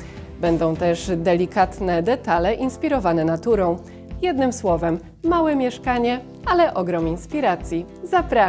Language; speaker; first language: Polish; native; Polish